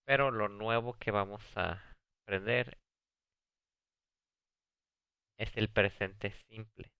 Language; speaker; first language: Spanish; early bilingual, heritage; Spanish